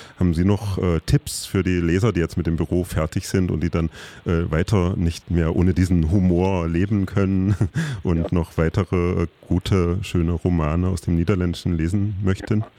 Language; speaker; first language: German; native; German